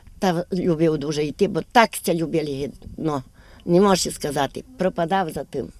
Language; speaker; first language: Ukrainian; native; Ukrainian